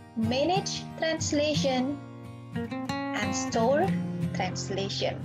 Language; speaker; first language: English; non-native, fluent; Indonesian